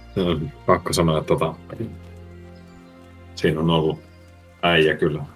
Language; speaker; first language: Finnish; native; Finnish